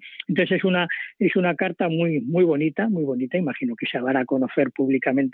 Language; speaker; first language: Spanish; native; Spanish